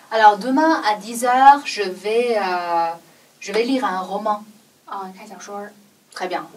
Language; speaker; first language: French; non-native, fluent; Chinese